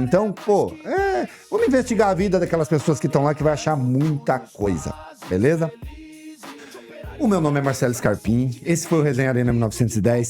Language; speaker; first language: Portuguese; native; Portuguese